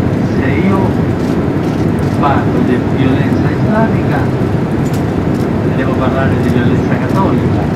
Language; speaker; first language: Italian; non-native, fluent; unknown